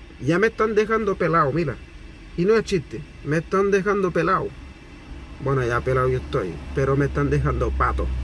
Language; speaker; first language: Spanish; non-native, fluent; Haitian Creole